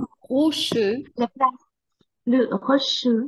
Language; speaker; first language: French; non-native, learner; Ukrainian